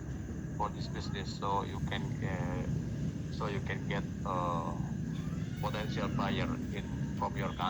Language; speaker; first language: English; non-native, learner; Indonesian